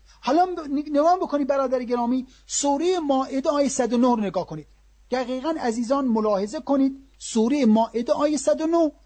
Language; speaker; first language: Persian; native; Persian